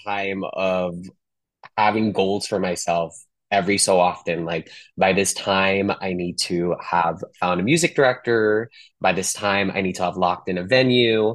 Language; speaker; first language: English; non-native, local second language; Filipino